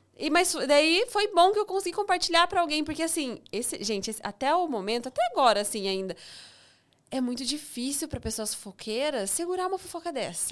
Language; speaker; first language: Portuguese; native; Portuguese